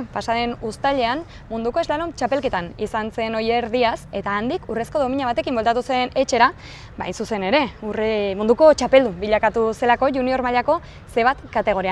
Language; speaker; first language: Basque; native; Basque